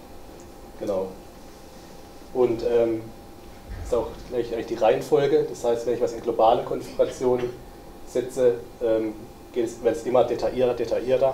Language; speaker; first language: German; native; German